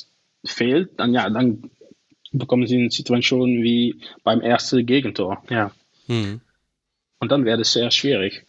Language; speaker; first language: German; non-native, learner; Dutch